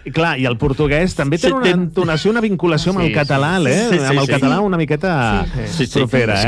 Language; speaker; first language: Catalan; native; Catalan